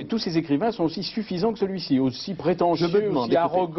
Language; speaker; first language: French; native; French